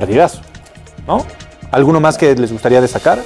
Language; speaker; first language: Spanish; native; Spanish